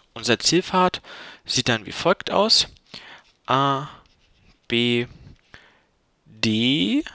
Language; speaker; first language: German; native; German